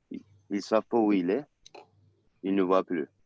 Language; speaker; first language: French; non-native, learner; Turkish